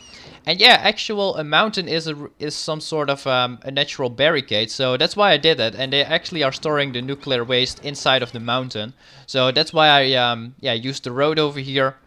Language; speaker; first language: English; non-native, fluent; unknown